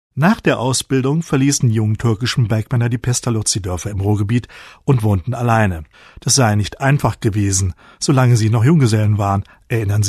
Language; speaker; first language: German; native; German